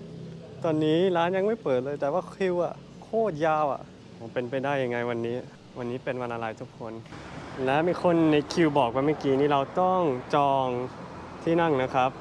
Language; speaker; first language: Thai; non-native, fluent; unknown